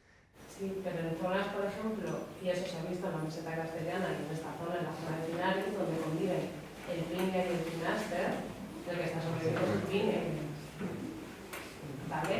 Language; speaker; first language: Spanish; native; Spanish